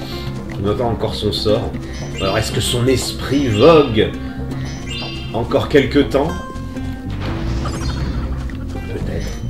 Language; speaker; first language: French; native; French